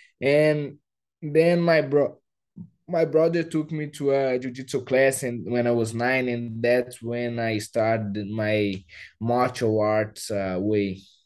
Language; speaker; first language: English; non-native, fluent; Portuguese